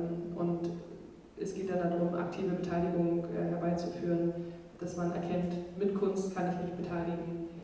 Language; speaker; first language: German; native; German